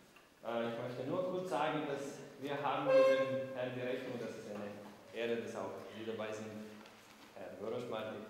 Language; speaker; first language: German; non-native, fluent; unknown